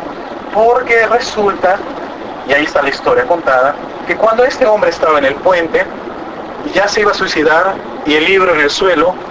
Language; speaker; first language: Spanish; native; Spanish